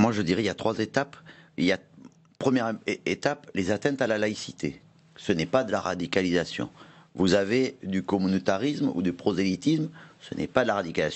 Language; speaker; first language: French; native; French